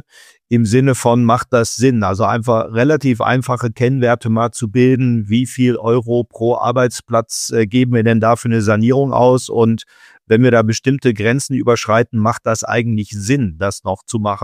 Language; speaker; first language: German; native; German